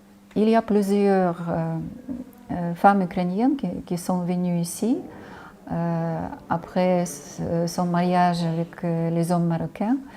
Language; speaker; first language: French; non-native, fluent; Ukrainian